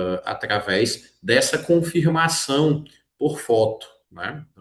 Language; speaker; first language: Portuguese; native; Portuguese